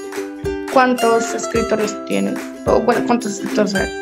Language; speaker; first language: Spanish; native; Spanish